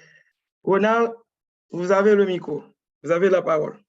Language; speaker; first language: French; non-native, local second language; Haitian Creole